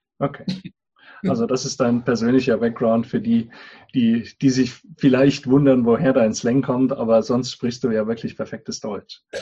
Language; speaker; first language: German; native; German